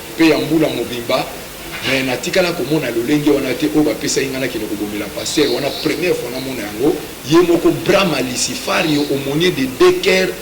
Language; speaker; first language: Lingala; native; Lingala